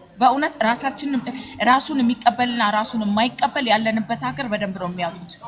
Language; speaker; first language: Amharic; native; Amharic